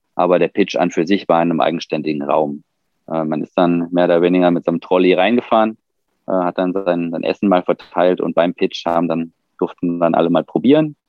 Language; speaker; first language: German; native; German